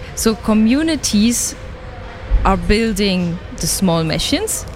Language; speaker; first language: English; non-native, fluent; German